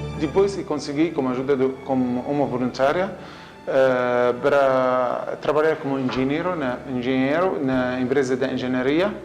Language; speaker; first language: Portuguese; non-native, learner; Arabic